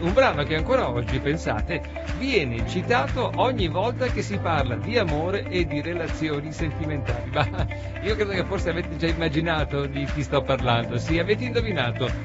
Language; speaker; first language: Italian; native; Italian